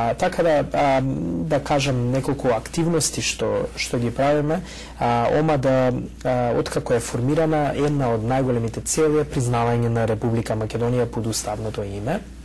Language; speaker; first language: Macedonian; early bilingual, heritage; Macedonian